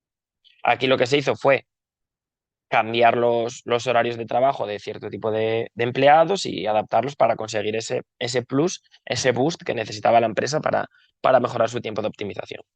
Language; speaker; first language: Spanish; native; Spanish